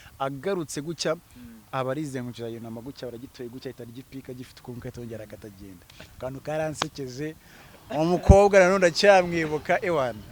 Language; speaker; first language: Kinyarwanda; early bilingual, heritage; Kinyarwanda